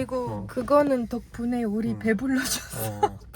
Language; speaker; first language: Korean; non-native, learner; Arabic